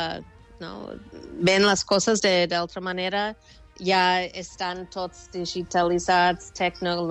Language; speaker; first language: Catalan; non-native, fluent; English